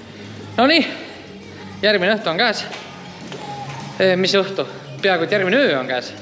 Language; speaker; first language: Estonian; native; Estonian